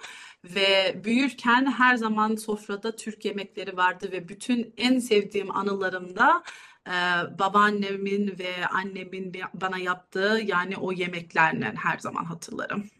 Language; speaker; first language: Turkish; early bilingual, heritage; Turkish